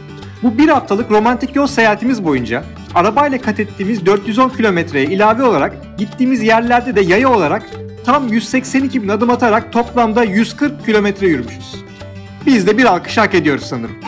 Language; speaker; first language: Turkish; native; Turkish